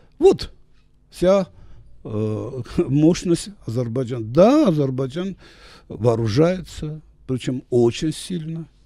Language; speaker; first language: Russian; non-native, local second language; Armenian